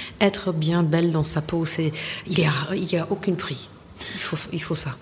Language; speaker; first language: French; non-native, fluent; English